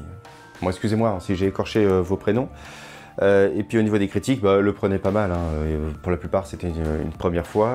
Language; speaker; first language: French; native; French